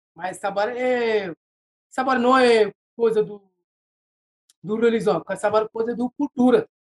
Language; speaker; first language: Portuguese; non-native, fluent; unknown